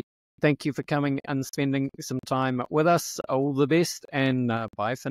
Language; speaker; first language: English; native; English